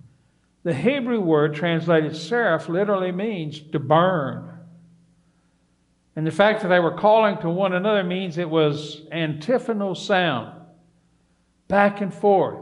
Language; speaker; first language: English; native; English